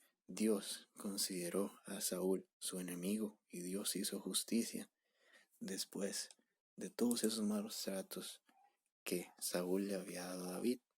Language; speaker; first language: Spanish; native; Spanish